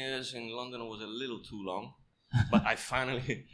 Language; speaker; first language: English; non-native, fluent; Italian